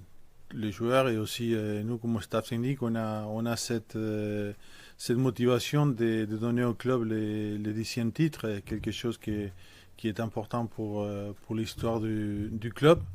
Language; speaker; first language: French; non-native, fluent; Spanish